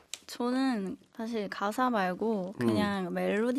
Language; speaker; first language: Korean; non-native, fluent; German